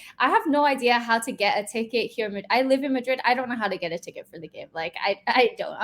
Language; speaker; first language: English; native; English